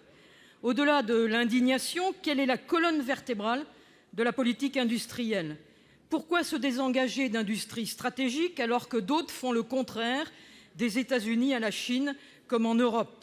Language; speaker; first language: French; native; French